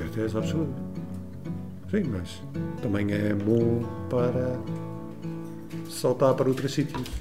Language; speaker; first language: Portuguese; non-native, learner; Dutch